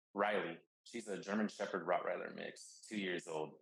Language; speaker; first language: English; native; English